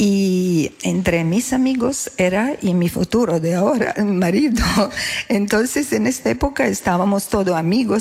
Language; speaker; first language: Spanish; non-native, learner; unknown